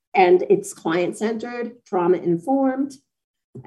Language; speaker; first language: English; native; English